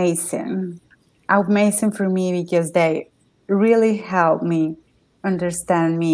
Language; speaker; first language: English; non-native, learner; Spanish